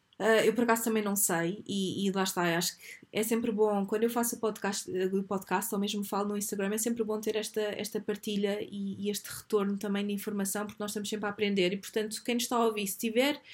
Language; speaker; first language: Portuguese; native; Portuguese